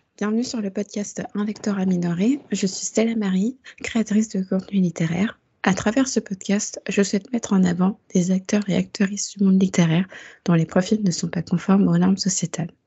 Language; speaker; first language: French; native; French